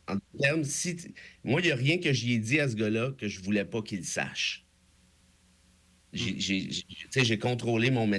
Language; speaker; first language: French; native; French